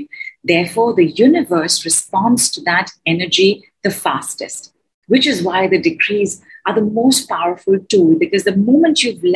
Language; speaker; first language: English; non-native, local second language; Hindi